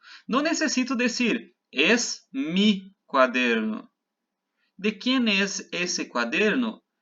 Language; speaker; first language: Spanish; non-native, fluent; Portuguese